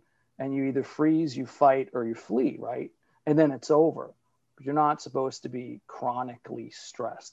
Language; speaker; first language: English; early bilingual, other home language; Italian